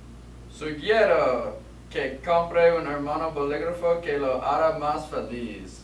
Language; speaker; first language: Spanish; non-native, learner; English